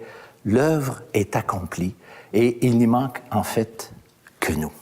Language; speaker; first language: French; native; French